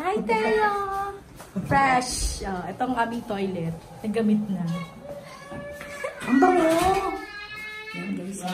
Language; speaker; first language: Filipino; native; Filipino